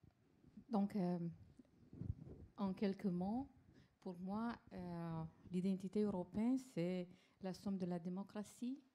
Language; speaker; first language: French; non-native, fluent; Romanian